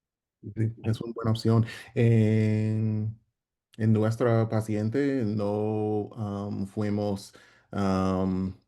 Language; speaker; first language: Spanish; non-native, learner; English